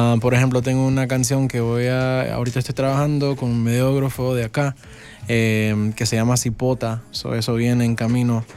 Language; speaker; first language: Spanish; early bilingual, heritage; Spanish